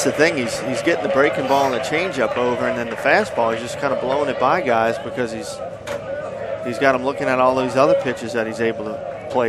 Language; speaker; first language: English; native; English